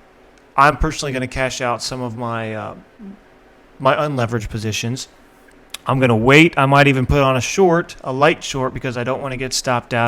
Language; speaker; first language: English; native; English